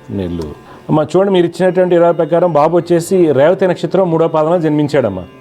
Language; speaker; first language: Telugu; native; Telugu